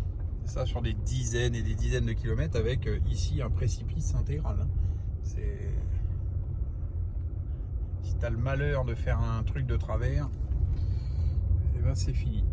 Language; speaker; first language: French; native; French